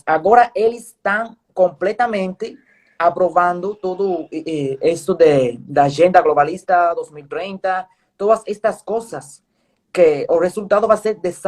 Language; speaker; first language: Portuguese; non-native, fluent; Spanish